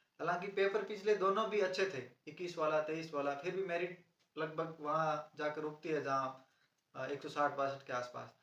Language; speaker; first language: Hindi; native; Hindi